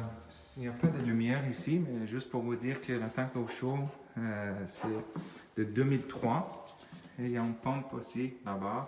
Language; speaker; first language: French; non-native, fluent; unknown